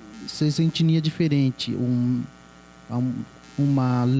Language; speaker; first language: Portuguese; non-native, local second language; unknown